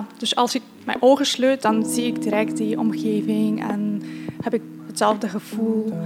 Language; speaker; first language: Dutch; non-native, fluent; Ukrainian